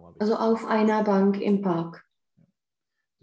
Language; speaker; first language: German; non-native, fluent; Czech